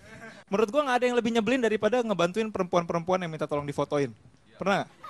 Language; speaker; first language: Indonesian; native; Indonesian